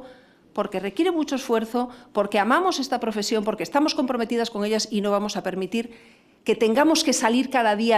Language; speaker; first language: Spanish; native; Spanish